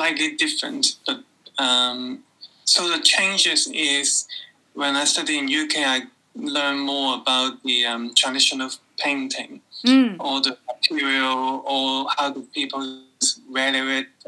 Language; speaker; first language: English; non-native, local second language; Cantonese